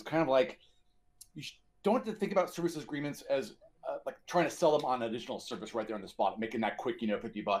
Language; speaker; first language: English; native; English